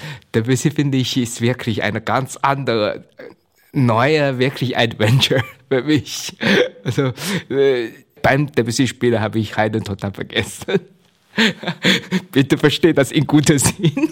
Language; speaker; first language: German; non-native, learner; Chinese